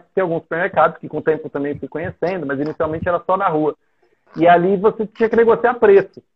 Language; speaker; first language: Portuguese; native; Portuguese